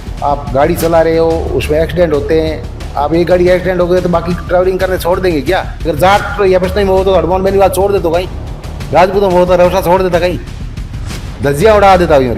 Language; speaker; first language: Hindi; non-native, local second language; Marwari